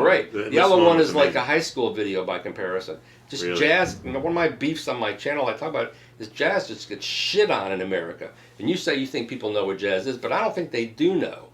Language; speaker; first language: English; native; English